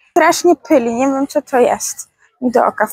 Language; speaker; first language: Polish; native; Polish